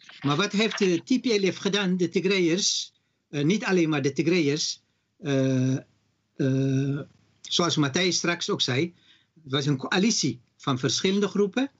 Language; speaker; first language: Dutch; non-native, fluent; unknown